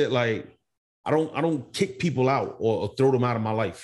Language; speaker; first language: English; native; English